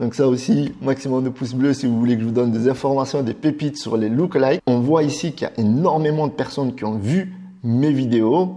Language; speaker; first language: French; native; French